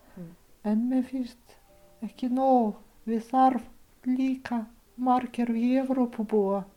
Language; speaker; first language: Icelandic; non-native, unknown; Ukrainian